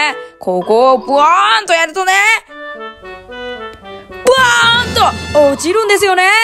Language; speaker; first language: Japanese; native; Japanese